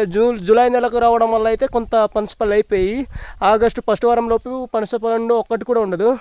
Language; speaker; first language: Telugu; non-native, local second language; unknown